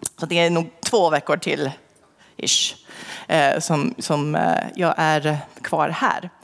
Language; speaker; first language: Swedish; non-native, fluent; English